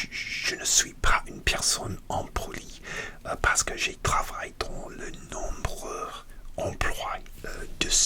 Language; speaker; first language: French; non-native, learner; English